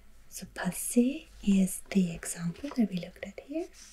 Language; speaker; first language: English; non-native, fluent; German